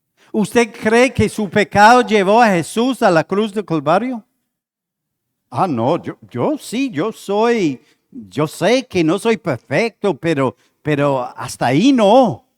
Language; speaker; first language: Spanish; non-native, fluent; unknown